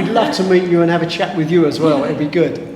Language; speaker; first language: English; native; English